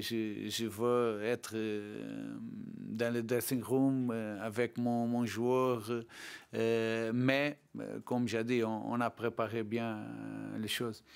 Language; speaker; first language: French; non-native, learner; Portuguese